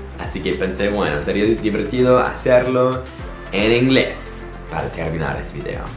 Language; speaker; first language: Spanish; non-native, fluent; English